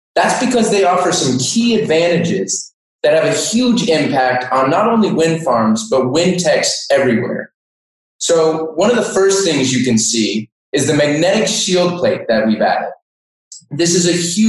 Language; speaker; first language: English; native; English